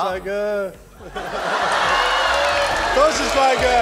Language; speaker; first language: Chinese; non-native, fluent; English